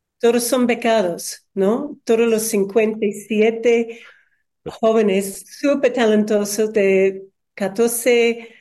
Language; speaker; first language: Spanish; non-native, fluent; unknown